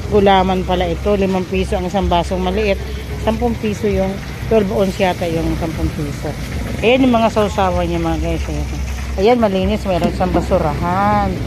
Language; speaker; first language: Filipino; non-native, local second language; Waray